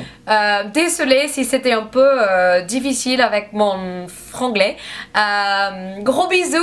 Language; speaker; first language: French; non-native, learner; English